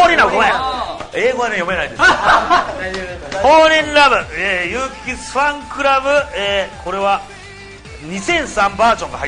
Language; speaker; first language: Japanese; native; Japanese